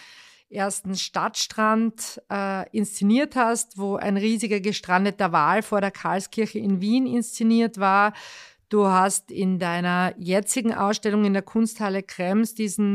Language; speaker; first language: German; native; German